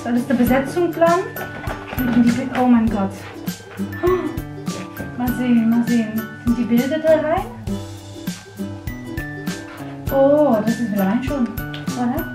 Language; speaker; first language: German; non-native, fluent; Dutch